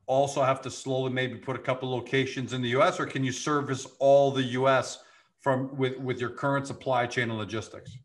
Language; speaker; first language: English; native; English